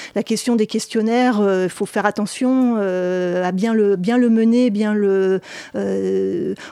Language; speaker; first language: French; native; French